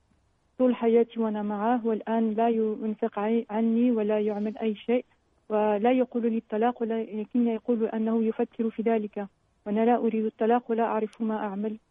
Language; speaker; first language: Arabic; early bilingual, heritage; Arabic